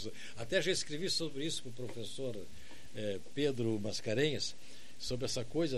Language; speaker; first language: Portuguese; native; Portuguese